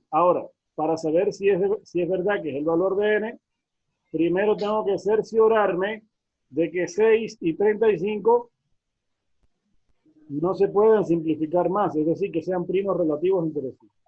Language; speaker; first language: Spanish; native; Spanish